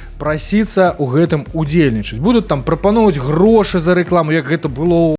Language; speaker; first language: Belarusian; non-native, local second language; Russian